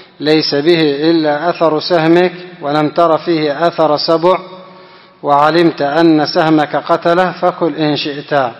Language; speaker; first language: Arabic; non-native, fluent; Indonesian